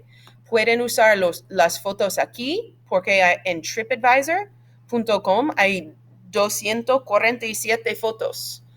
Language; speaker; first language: Spanish; non-native, fluent; English